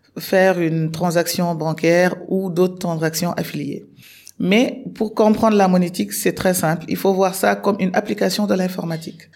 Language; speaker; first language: French; non-native, local second language; Wolof